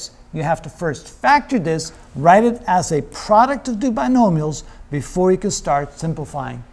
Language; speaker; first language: English; native; English